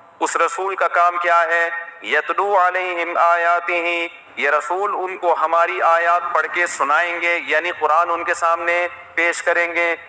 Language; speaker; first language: Urdu; non-native, local second language; Pashto